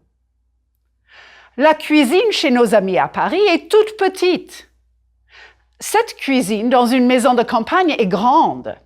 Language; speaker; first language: French; native; French